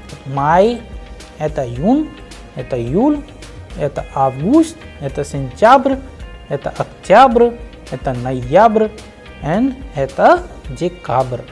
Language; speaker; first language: Russian; non-native, fluent; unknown